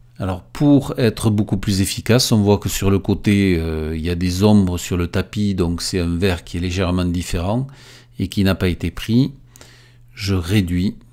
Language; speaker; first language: French; native; French